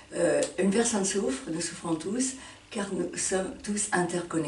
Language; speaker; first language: French; native; French